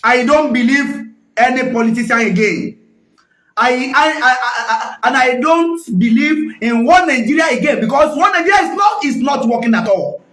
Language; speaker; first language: English; non-native, local second language; Yoruba